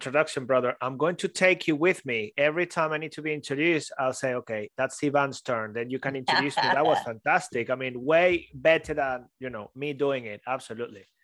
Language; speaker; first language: English; non-native, fluent; Spanish